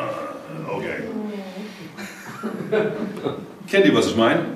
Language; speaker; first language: German; non-native, fluent; English